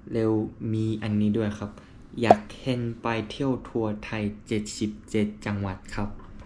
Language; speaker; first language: Thai; non-native, learner; Korean